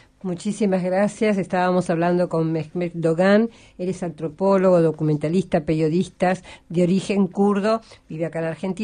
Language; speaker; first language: Spanish; native; Spanish